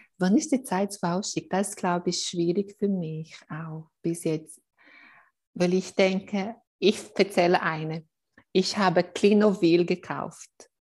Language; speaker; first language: German; non-native, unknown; Portuguese